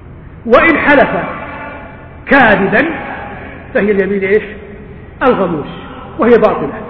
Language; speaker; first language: Arabic; native; Arabic